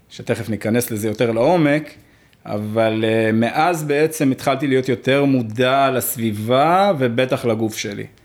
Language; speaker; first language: Hebrew; early bilingual, other home language; Arabic